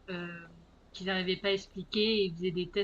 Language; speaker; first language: French; native; French